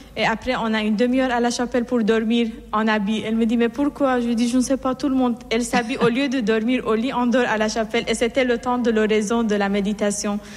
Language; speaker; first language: French; non-native, fluent; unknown